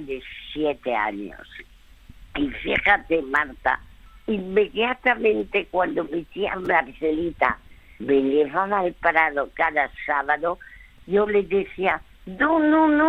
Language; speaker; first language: Spanish; early bilingual, other home language; French